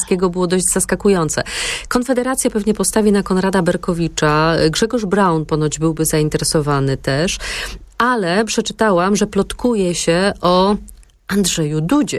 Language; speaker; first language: Polish; native; Polish